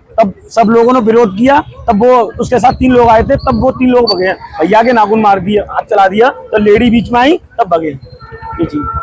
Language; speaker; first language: Hindi; native; Hindi